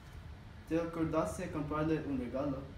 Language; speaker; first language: Spanish; non-native, learner; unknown